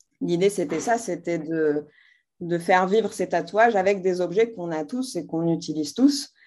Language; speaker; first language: French; non-native, local second language; Arabic